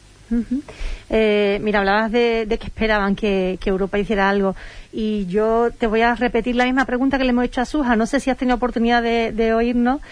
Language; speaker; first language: Spanish; native; Spanish